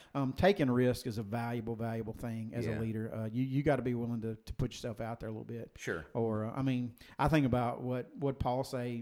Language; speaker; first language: English; native; English